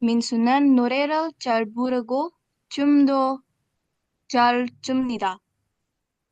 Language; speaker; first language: Korean; non-native, learner; Indonesian